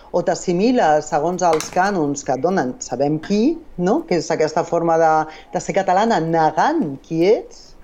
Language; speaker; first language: Catalan; non-native, local second language; Galician